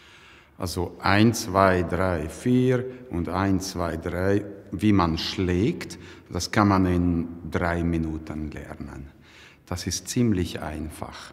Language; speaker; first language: German; non-native, fluent; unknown